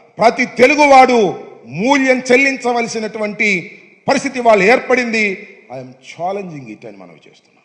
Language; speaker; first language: Telugu; native; Telugu